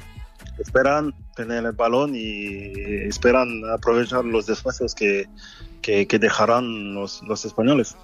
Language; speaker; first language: Spanish; non-native, fluent; French